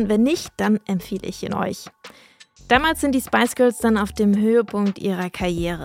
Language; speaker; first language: German; early bilingual, other home language; English